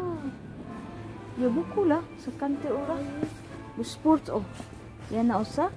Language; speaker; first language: French; non-native, learner; Cebuano